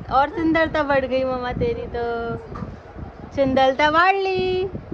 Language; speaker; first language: Hindi; non-native, local second language; Marathi